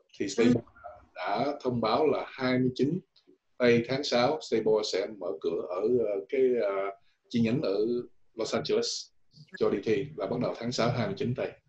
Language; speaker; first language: Vietnamese; early bilingual, heritage; Vietnamese